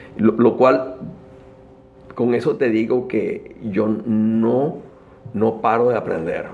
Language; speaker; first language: Spanish; native; Spanish